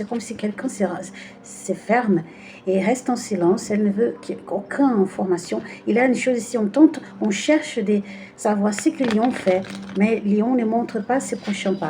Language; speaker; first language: French; non-native, fluent; Portuguese